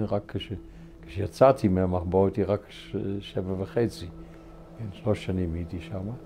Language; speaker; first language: Hebrew; non-native, fluent; Dutch